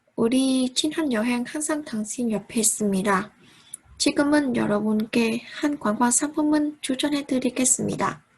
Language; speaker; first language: Korean; non-native, learner; Vietnamese